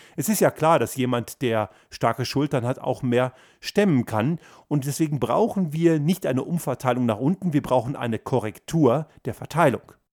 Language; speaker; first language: German; early bilingual, other home language; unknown